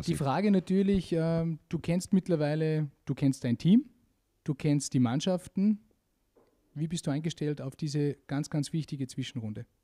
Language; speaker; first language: German; native; German